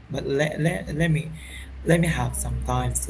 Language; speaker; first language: English; non-native, fluent; Indonesian